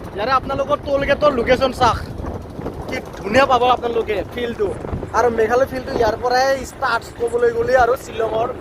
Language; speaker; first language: Assamese; non-native, local second language; Karbi